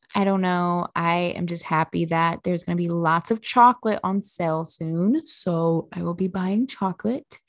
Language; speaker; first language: English; native; English